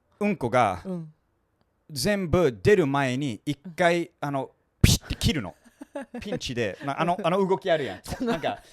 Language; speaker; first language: Japanese; non-native, learner; English